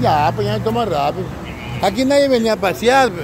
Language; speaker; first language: Spanish; native; Spanish